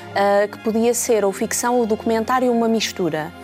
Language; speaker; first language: Portuguese; native; Portuguese